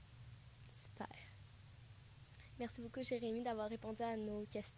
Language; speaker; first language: French; native; French